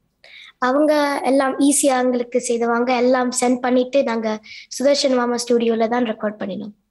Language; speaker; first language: Tamil; early bilingual, heritage; Tamil